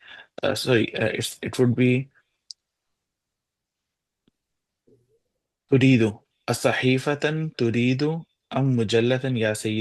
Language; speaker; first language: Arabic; non-native, learner; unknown